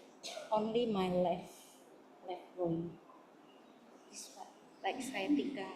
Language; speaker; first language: English; non-native, learner; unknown